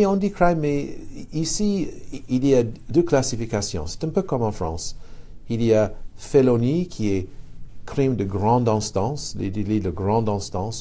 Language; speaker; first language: French; non-native, fluent; English